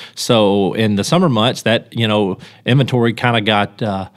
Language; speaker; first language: English; native; English